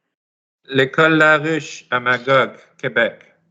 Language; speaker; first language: French; native; French